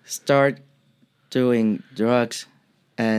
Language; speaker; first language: English; non-native, fluent; Spanish